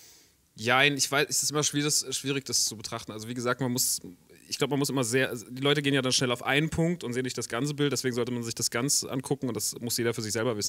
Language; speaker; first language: German; native; German